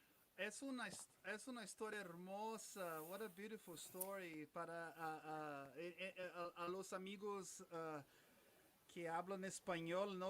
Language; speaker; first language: Spanish; non-native, fluent; Portuguese